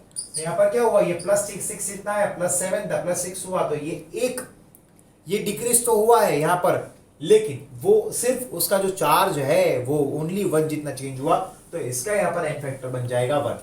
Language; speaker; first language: Hindi; non-native, local second language; Gujarati